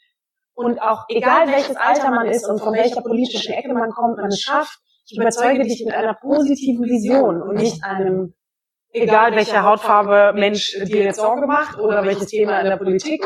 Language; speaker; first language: German; native; German